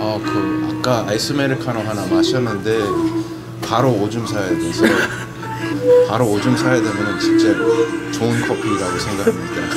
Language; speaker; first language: Korean; early bilingual, heritage; Korean